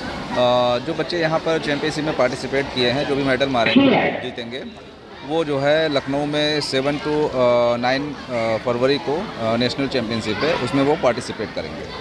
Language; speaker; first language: Hindi; non-native, local second language; Bangla